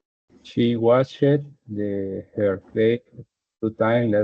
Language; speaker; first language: English; non-native, learner; Spanish